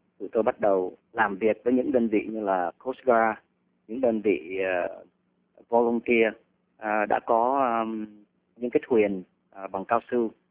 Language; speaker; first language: Vietnamese; early bilingual, heritage; Vietnamese